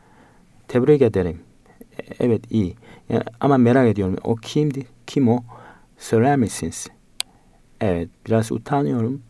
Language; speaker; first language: Turkish; non-native, fluent; Korean